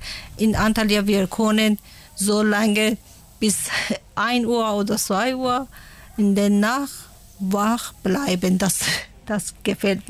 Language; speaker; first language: German; non-native, learner; Persian